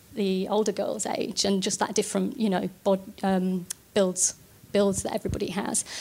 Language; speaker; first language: English; native; English